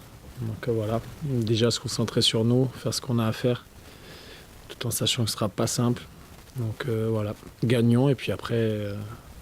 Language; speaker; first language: French; native; French